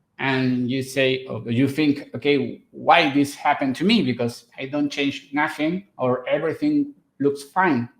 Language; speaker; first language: English; non-native, fluent; Spanish